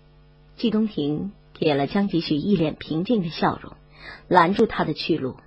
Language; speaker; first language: Chinese; native; Chinese